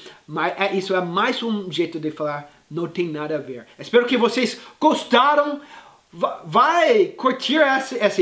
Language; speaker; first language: Portuguese; non-native, fluent; English